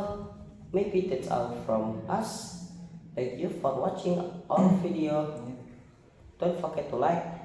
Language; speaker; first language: English; non-native, learner; Indonesian